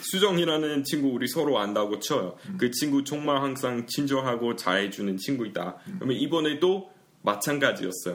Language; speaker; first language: Korean; non-native, fluent; English